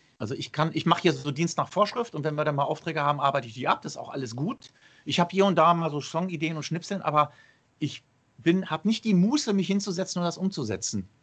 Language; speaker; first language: German; early bilingual, other home language; Arabic